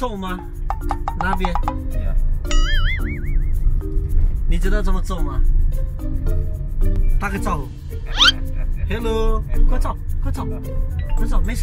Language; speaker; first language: Chinese; non-native, learner; Indonesian